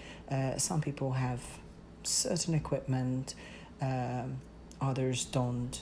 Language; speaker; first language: English; non-native, fluent; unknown